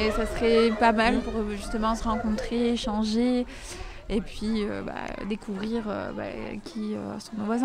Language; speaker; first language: French; native; French